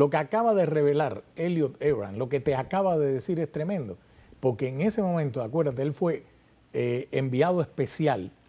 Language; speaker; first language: Spanish; native; Spanish